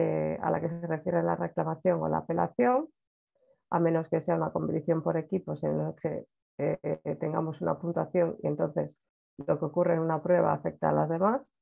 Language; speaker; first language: Spanish; native; Spanish